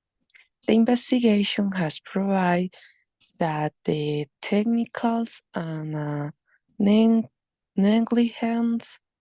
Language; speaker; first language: English; non-native, learner; Spanish